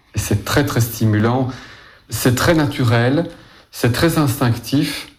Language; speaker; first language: French; native; French